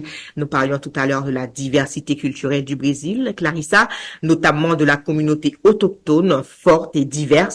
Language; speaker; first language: French; native; French